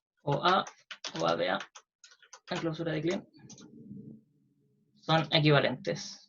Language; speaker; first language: Spanish; native; Spanish